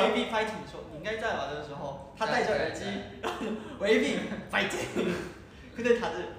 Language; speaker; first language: Chinese; native; Chinese